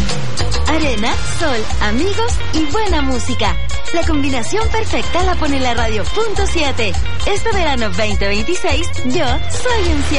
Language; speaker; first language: Spanish; native; Spanish